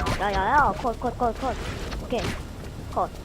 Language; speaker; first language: Korean; native; Korean